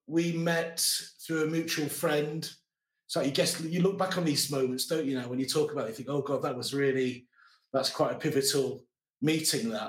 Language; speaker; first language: English; native; English